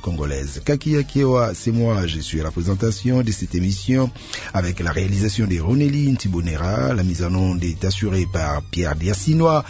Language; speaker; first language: French; non-native, local second language; Lingala